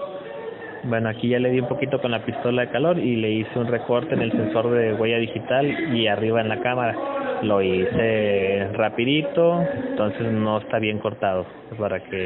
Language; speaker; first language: Spanish; native; Spanish